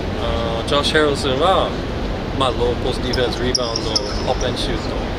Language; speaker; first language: Japanese; non-native, fluent; English